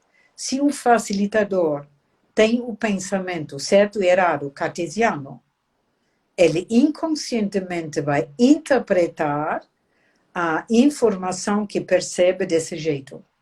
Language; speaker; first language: Portuguese; non-native, fluent; German